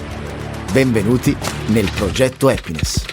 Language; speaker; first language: Italian; native; Italian